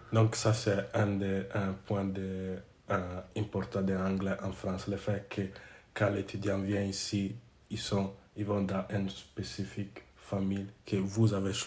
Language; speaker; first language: French; non-native, learner; English